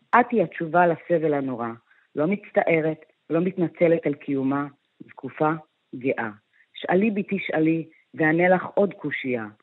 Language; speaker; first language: Hebrew; early bilingual, other home language; Amharic